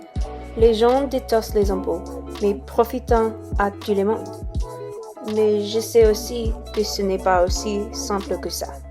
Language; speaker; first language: French; non-native, learner; English